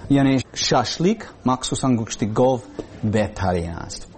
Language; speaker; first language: Persian; non-native, learner; English